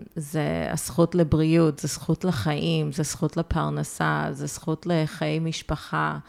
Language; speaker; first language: Hebrew; early bilingual, heritage; Hebrew